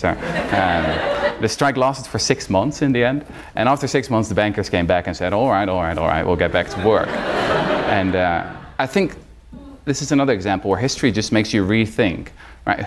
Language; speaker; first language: English; non-native, fluent; Dutch